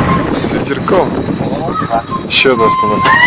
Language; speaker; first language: Russian; native; Russian